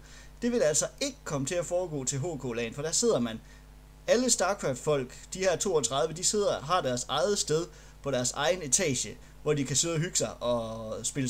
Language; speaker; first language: Danish; native; Danish